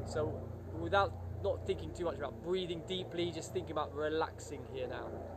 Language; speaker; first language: English; native; English